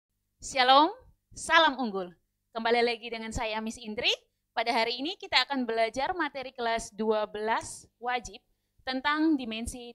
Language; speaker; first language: Indonesian; native; Indonesian